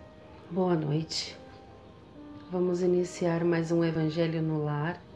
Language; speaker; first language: Portuguese; native; Portuguese